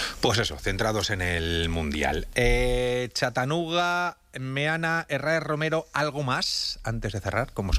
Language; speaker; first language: Spanish; native; Spanish